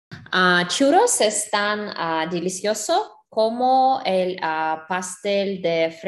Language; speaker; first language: Spanish; non-native, learner; English